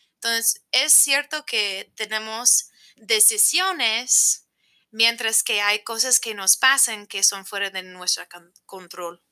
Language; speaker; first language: Spanish; non-native, fluent; English